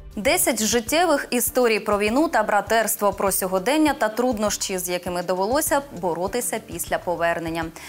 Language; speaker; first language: Ukrainian; native; Ukrainian